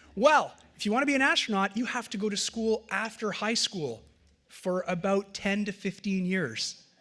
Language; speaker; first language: English; early bilingual, other home language; French